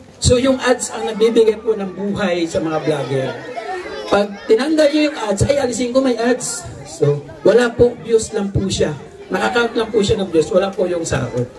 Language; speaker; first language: Filipino; native; Filipino